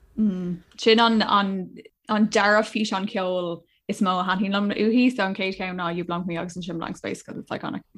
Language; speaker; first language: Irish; non-native, local second language; English